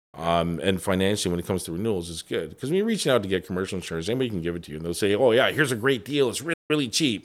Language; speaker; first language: English; native; English